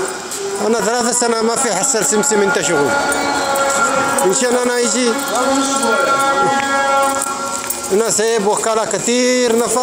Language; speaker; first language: Arabic; non-native, learner; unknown